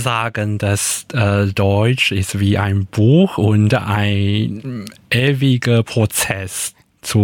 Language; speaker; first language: German; non-native, learner; Chinese